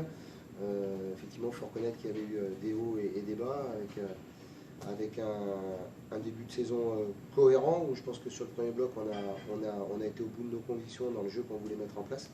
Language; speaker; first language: French; native; French